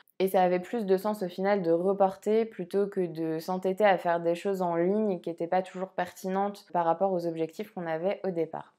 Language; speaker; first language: French; native; French